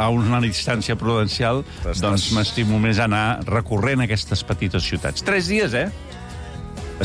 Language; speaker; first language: Catalan; native; Catalan